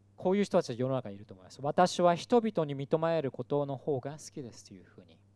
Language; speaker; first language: Japanese; early bilingual, other home language; Korean